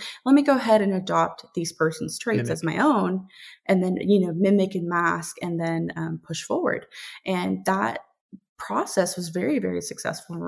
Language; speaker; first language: English; native; English